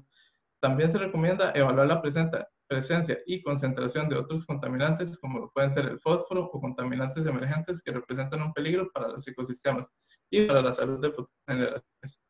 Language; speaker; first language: Spanish; native; Spanish